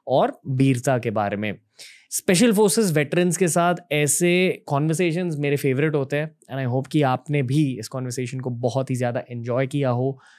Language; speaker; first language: Hindi; native; Hindi